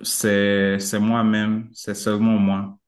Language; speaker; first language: French; non-native, learner; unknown